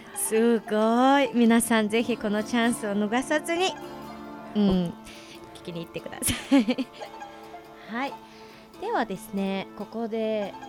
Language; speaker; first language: Japanese; non-native, fluent; Mongolian